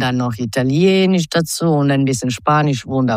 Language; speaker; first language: German; non-native, fluent; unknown